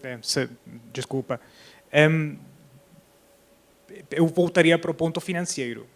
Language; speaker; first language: Portuguese; non-native, fluent; Spanish